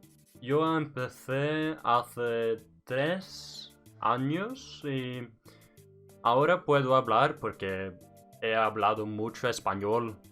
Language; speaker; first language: Spanish; non-native, learner; Norwegian